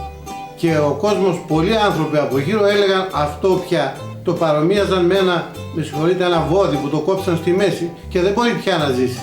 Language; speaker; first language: Greek; native; Greek